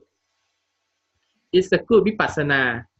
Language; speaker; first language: English; non-native, learner; Thai